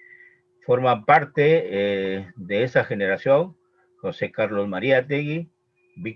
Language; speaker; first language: Spanish; native; Spanish